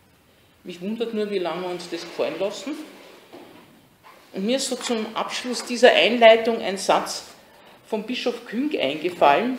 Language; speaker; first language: German; native; German